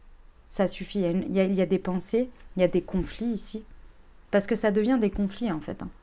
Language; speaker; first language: French; native; French